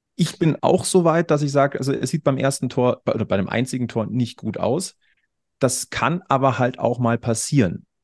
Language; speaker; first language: German; native; German